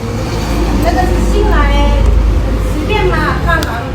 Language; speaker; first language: Chinese; non-native, learner; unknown